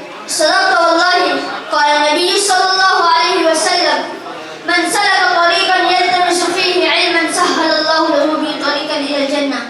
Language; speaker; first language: Arabic; non-native, learner; Urdu